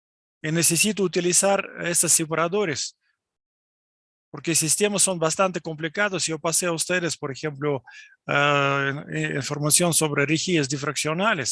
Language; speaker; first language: Spanish; non-native, fluent; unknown